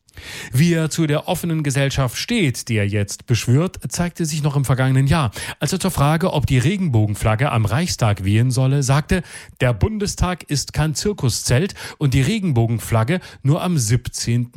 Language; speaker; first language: German; native; German